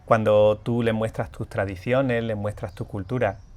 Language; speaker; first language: Spanish; native; Spanish